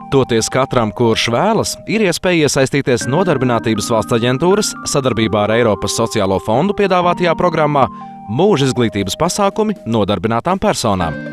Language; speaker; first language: Latvian; native; Latvian